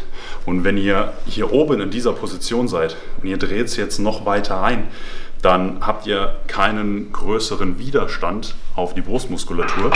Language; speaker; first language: German; native; German